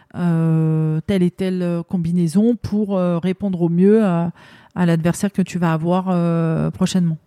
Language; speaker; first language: French; native; French